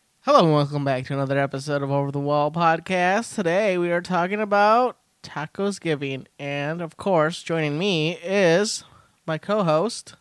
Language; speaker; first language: English; early bilingual, other home language; Spanish